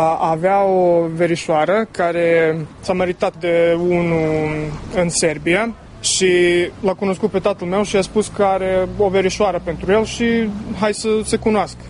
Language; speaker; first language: Romanian; early bilingual, heritage; Romanian